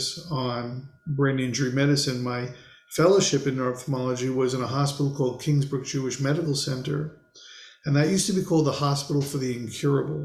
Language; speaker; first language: English; native; English